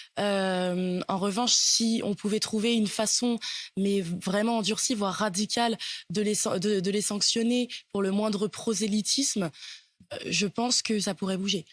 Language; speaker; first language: French; native; French